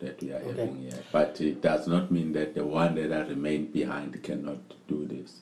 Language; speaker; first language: English; non-native, local second language; Zulu